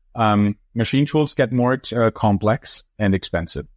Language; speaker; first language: English; non-native, fluent; German